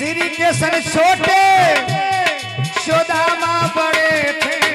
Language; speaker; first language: Hindi; native; Hindi